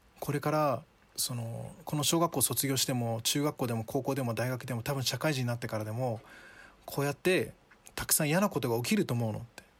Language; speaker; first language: Japanese; early bilingual, other home language; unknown